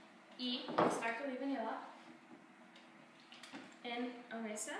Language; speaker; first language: Spanish; non-native, learner; English